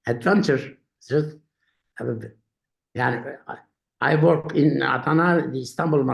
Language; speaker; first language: English; non-native, learner; Turkish